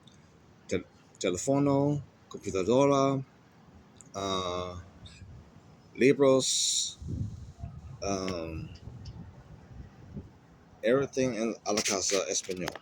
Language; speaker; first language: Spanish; non-native, learner; English